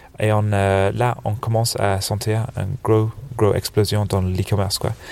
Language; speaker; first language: French; non-native, fluent; English